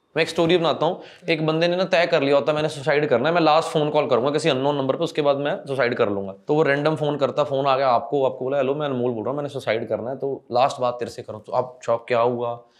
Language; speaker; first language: Hindi; non-native, local second language; Punjabi